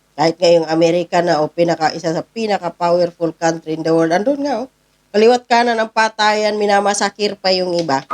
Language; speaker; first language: Filipino; non-native, local second language; Cebuano